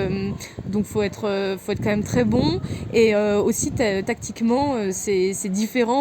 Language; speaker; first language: French; native; French